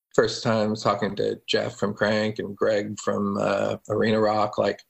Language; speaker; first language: English; native; English